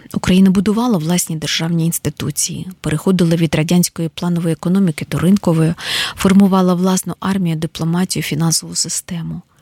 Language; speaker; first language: Ukrainian; native; Ukrainian